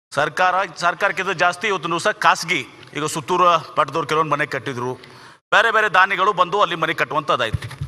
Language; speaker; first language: Kannada; native; Kannada